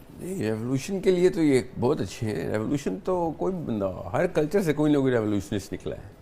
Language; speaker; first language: Urdu; native; Urdu